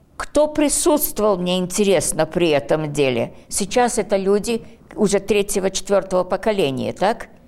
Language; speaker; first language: Russian; early bilingual, heritage; Russian